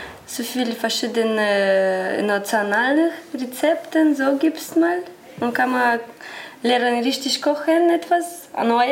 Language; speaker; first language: German; non-native, learner; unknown